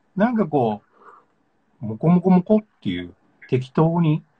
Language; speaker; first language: Japanese; native; Japanese